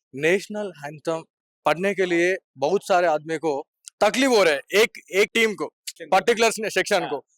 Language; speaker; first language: Hindi; non-native, local second language; Telugu